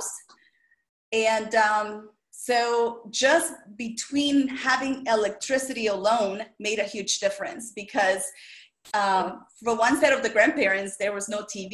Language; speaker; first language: English; non-native, fluent; Spanish